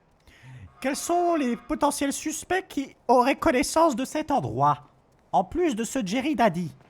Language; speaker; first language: French; native; French